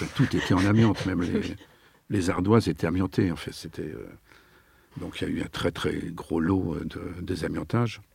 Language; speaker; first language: French; native; French